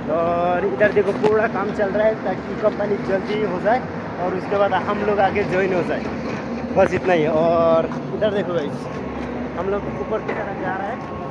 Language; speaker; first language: Hindi; non-native, local second language; Bangla